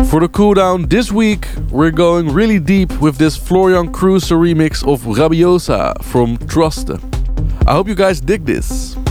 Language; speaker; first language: English; non-native, fluent; Dutch